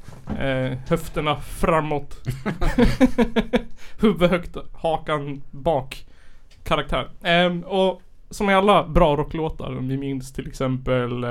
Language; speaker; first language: Swedish; native; Swedish